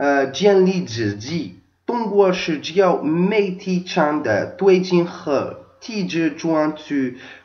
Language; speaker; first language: Chinese; non-native, learner; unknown